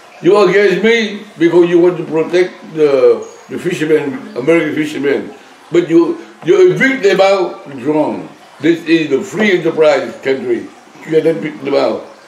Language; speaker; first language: English; non-native, learner; Vietnamese